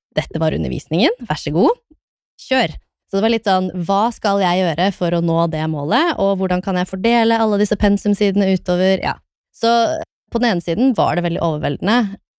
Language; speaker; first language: Norwegian; native; Norwegian